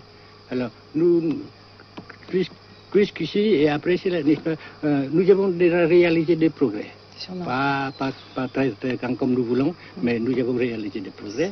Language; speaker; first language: French; non-native, fluent; Vietnamese